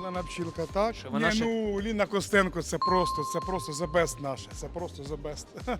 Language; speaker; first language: Ukrainian; non-native, local second language; Russian